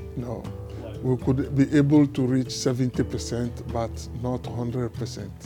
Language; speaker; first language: English; non-native, local second language; Ewe